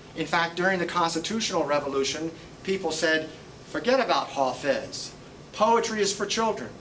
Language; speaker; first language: English; native; English